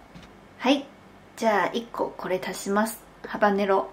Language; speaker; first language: Japanese; non-native, fluent; Chinese